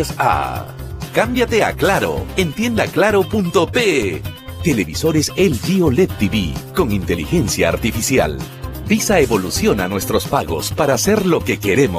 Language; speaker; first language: Spanish; native; Spanish